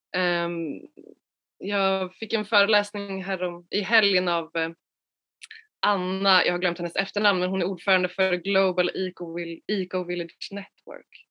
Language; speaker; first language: Swedish; native; Swedish